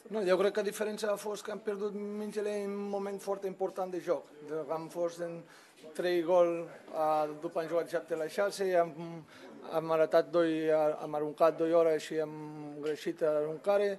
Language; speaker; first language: Romanian; non-native, learner; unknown